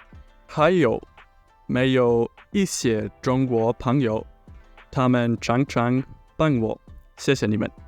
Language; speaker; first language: Chinese; non-native, learner; German